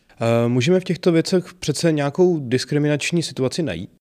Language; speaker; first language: Czech; native; Czech